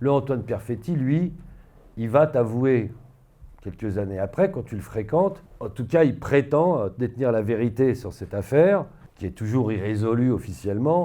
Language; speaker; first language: French; native; French